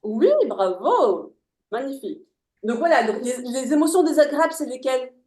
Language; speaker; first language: French; native; French